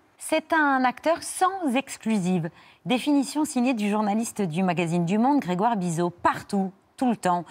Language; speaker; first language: French; native; French